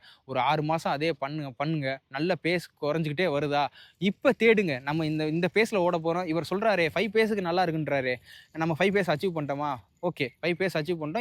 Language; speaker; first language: Tamil; native; Tamil